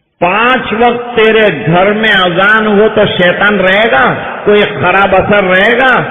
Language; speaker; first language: Urdu; non-native, local second language; Gujarati